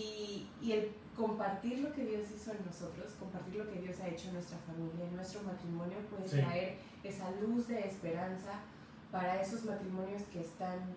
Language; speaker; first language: Spanish; native; Spanish